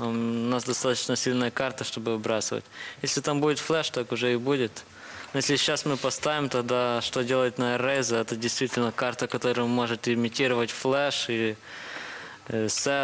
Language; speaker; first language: Russian; native; Russian